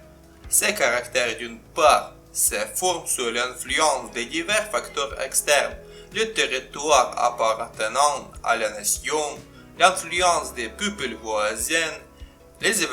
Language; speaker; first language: French; non-native, fluent; Ukrainian